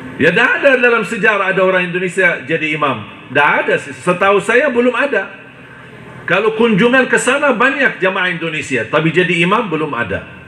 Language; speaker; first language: Indonesian; non-native, fluent; Arabic